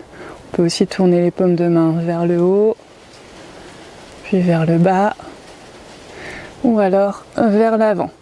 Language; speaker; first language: French; native; French